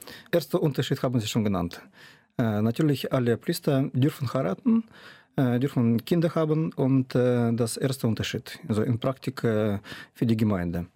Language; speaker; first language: German; non-native, fluent; Russian